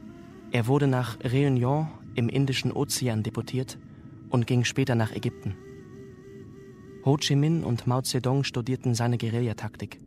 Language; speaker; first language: German; native; German